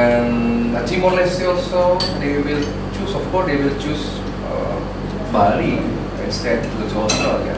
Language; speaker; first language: English; non-native, learner; Indonesian